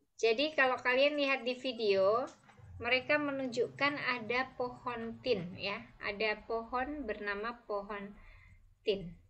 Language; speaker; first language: Indonesian; native; Indonesian